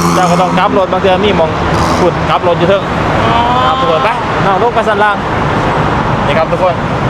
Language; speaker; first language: Thai; native; Thai